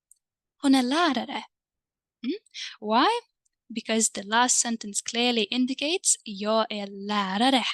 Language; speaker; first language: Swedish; non-native, fluent; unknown